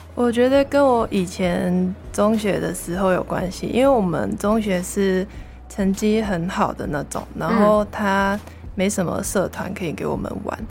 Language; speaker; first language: Chinese; non-native, local second language; Cantonese